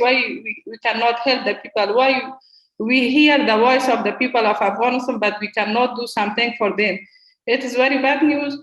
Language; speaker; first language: English; non-native, learner; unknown